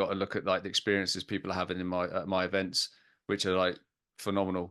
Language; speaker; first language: English; native; English